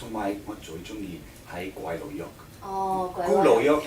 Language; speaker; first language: Cantonese; non-native, fluent; English